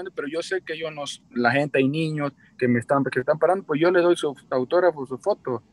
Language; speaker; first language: Spanish; native; Spanish